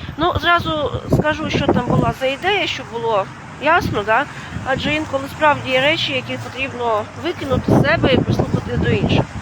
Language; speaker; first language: Ukrainian; non-native, fluent; Latvian